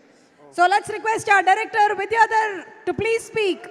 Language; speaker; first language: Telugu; native; Telugu